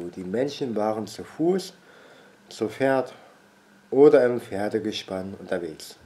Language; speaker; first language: German; native; German